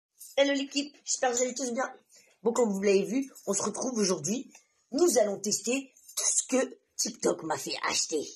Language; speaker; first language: French; native; French